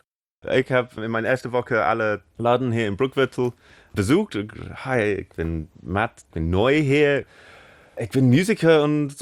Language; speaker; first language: German; non-native, learner; English